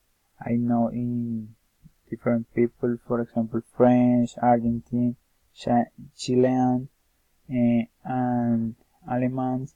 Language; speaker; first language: English; non-native, learner; Spanish